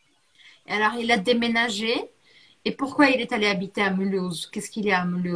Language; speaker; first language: French; non-native, fluent; Portuguese